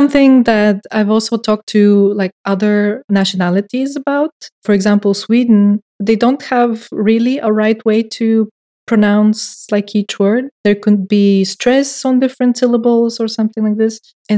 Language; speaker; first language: English; non-native, fluent; Bulgarian